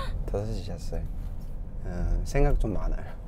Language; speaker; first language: Korean; non-native, fluent; Cantonese